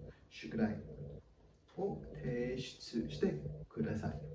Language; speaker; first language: Japanese; non-native, learner; English